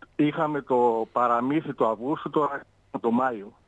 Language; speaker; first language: Greek; native; Greek